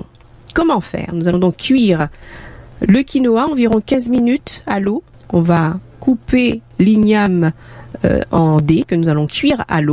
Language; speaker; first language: French; native; French